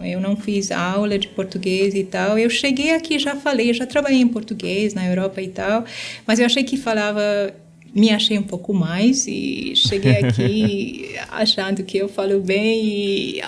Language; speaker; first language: Portuguese; non-native, fluent; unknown